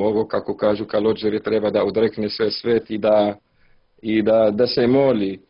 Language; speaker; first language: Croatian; non-native, learner; Arabic